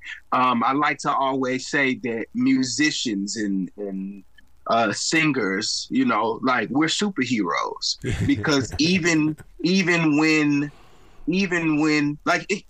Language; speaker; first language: English; native; English